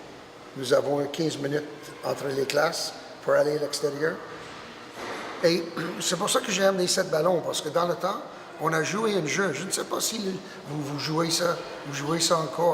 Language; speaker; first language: French; non-native, local second language; English